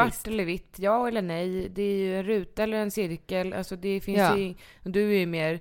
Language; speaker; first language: Swedish; native; Swedish